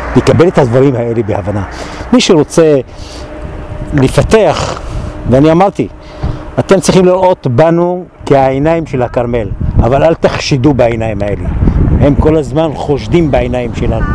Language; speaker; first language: Hebrew; non-native, local second language; Arabic